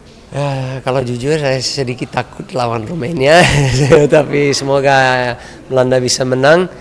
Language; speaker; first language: Indonesian; non-native, fluent; Dutch